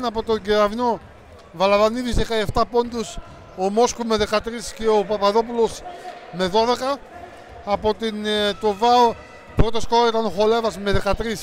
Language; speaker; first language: Greek; native; Greek